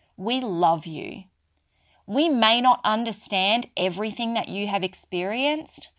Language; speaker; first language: English; native; English